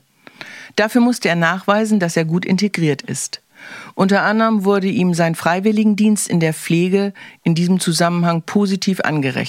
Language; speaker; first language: German; native; German